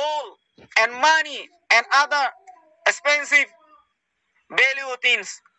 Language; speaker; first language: English; non-native, learner; Rohingya